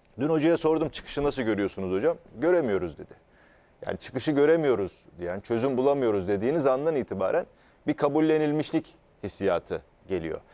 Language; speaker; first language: Turkish; native; Turkish